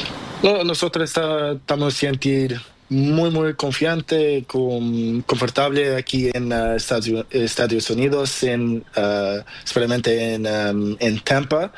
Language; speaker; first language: Spanish; non-native, learner; Portuguese